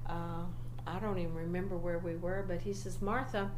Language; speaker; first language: English; native; English